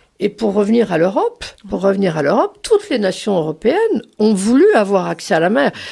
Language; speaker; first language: French; native; French